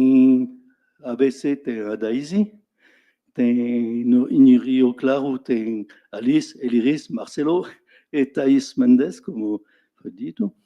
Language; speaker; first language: Portuguese; non-native, fluent; French